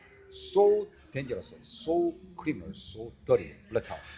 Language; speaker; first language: English; non-native, learner; Korean